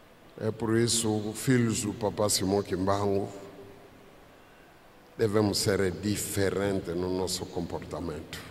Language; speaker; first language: Portuguese; non-native, fluent; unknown